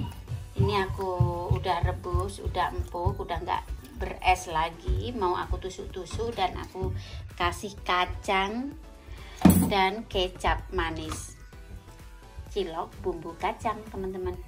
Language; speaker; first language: Indonesian; non-native, local second language; Javanese